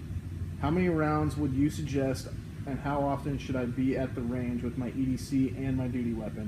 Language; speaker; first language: English; native; English